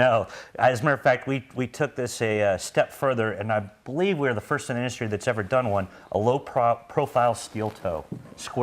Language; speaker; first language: English; native; English